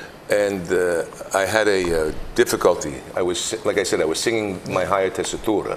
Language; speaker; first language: English; native; English